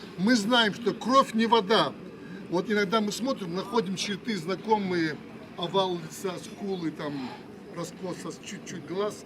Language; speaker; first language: Russian; non-native, local second language; Karachay-Balkar